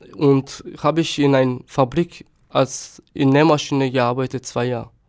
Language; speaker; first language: German; non-native, fluent; Turkish